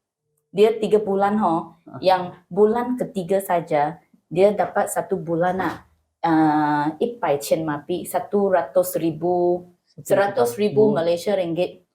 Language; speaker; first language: Indonesian; non-native, learner; Malay